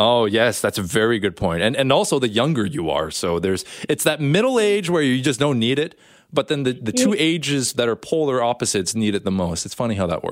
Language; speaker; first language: English; native; English